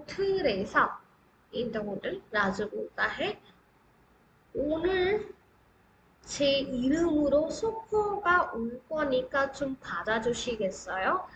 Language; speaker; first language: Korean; non-native, fluent; Hindi